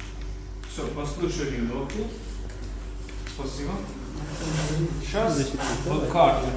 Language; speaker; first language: Russian; non-native, fluent; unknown